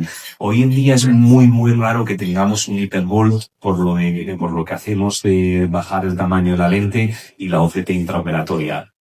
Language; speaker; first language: Spanish; native; Spanish